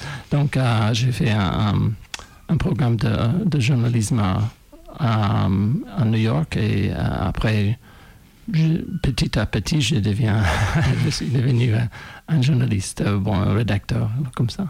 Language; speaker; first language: French; non-native, fluent; English